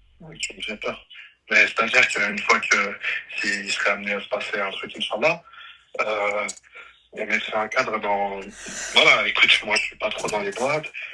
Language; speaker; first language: French; early bilingual, other home language; Arabic